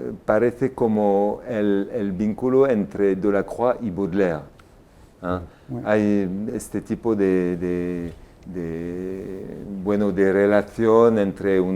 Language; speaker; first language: Spanish; non-native, fluent; French